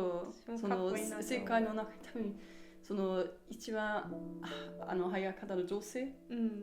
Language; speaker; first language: Japanese; non-native, learner; German